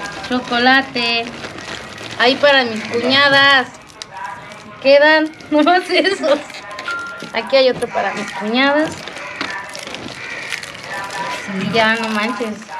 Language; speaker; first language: Spanish; native; Spanish